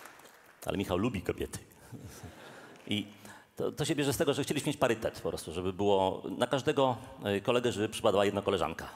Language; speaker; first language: Polish; native; Polish